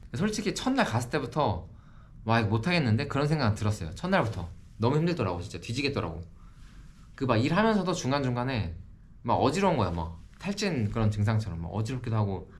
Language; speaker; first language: Korean; native; Korean